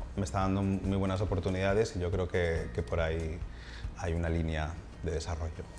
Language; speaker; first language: Spanish; native; Spanish